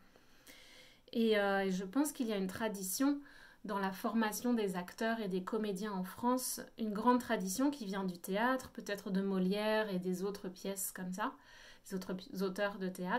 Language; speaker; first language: French; native; French